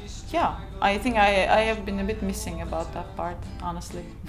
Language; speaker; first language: English; non-native, fluent; Turkish